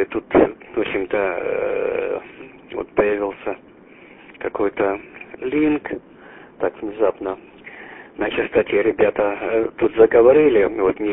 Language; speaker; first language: Russian; native; Russian